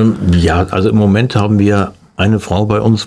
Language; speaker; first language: German; native; German